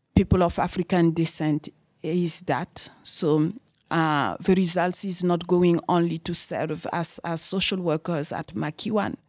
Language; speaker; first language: English; non-native, fluent; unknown